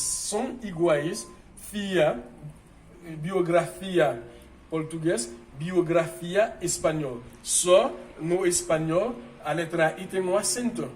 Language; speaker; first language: Portuguese; non-native, fluent; Haitian Creole